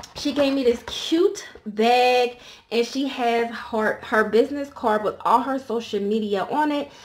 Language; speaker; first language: English; native; English